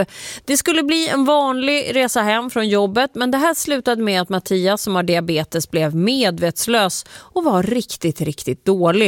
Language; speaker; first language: Swedish; native; Swedish